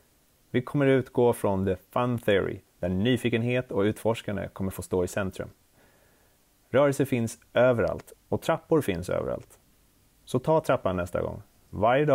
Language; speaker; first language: Swedish; native; Swedish